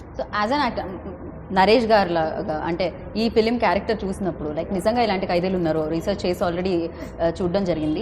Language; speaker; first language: Telugu; native; Telugu